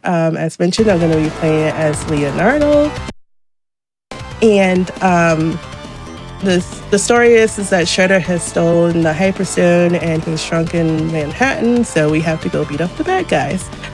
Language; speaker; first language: English; native; English